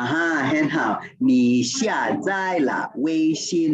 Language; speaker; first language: Chinese; non-native, fluent; English